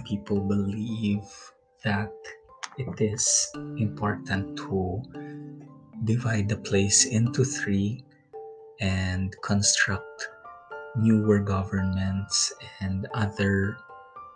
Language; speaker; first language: English; non-native, local second language; Filipino